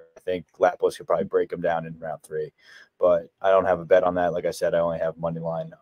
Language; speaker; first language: English; native; English